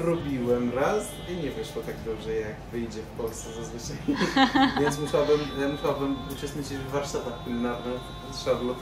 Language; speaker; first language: Polish; non-native, fluent; Persian